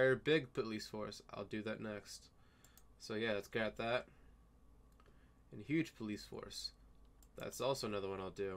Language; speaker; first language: English; native; English